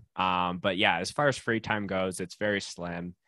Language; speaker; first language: English; native; English